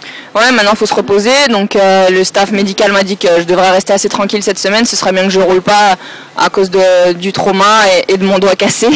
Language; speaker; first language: French; native; French